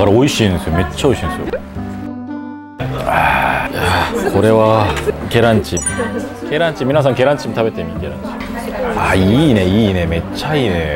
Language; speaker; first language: Japanese; non-native, fluent; Korean